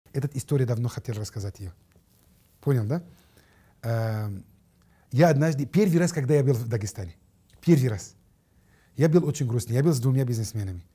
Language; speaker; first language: Russian; non-native, fluent; Arabic